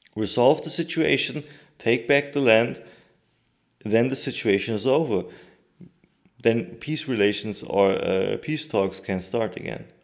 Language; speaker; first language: English; non-native, fluent; Turkish